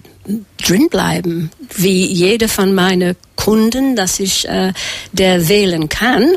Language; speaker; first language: German; non-native, fluent; English